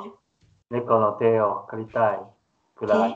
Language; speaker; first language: Japanese; non-native, learner; Chinese